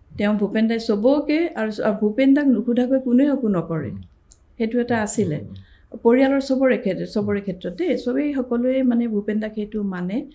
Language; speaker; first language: Assamese; native; Assamese